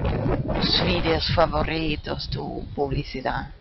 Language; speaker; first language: Spanish; non-native, fluent; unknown